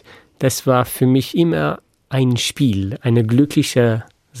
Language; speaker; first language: German; non-native, fluent; French